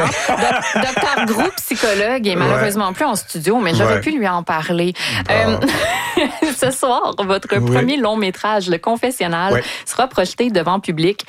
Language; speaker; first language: French; native; French